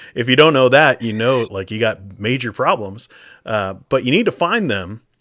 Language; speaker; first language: English; native; English